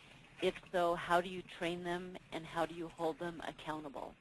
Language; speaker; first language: English; native; English